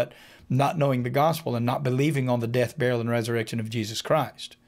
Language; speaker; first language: English; native; English